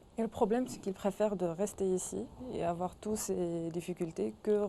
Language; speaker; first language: French; non-native, local second language; Arabic